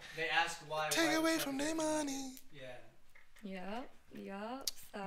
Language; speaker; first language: English; native; English